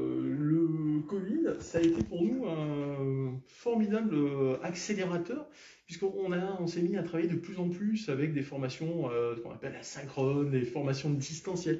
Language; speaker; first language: French; native; French